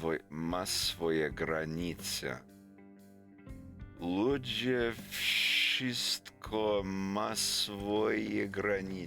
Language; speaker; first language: Polish; non-native, learner; English